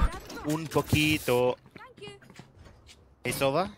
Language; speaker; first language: Spanish; non-native, learner; English